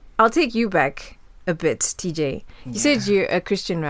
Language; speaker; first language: English; non-native, local second language; Shona